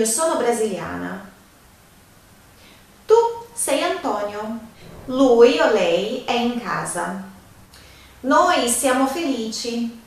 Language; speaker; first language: Italian; non-native, fluent; Portuguese